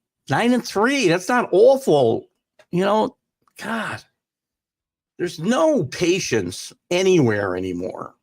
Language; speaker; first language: English; native; English